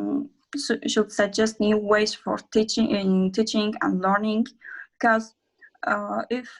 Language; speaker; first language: English; non-native, learner; Azerbaijani